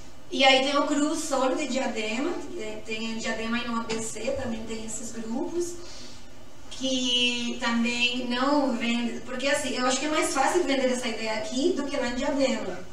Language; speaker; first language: Portuguese; non-native, fluent; Spanish